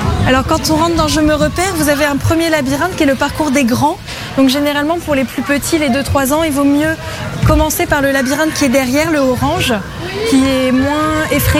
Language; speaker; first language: French; native; French